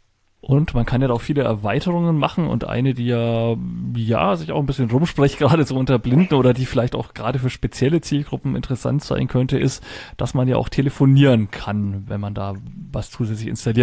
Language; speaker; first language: German; native; German